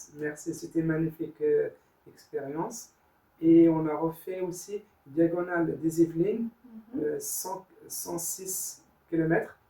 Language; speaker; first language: French; non-native, learner; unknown